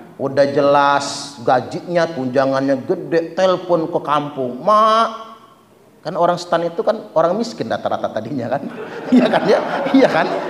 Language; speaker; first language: Indonesian; non-native, local second language; Malay